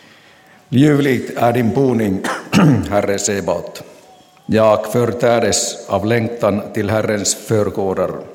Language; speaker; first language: Swedish; non-native, local second language; Finnish